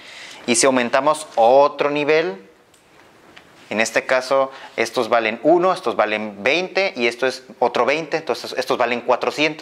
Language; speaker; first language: Spanish; native; Spanish